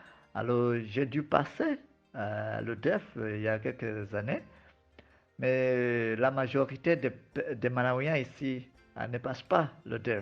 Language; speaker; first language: French; non-native, fluent; Nyanja